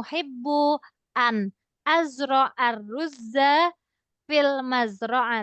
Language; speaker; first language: Arabic; non-native, fluent; Indonesian